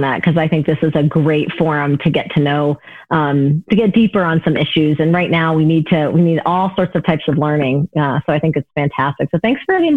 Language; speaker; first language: English; native; English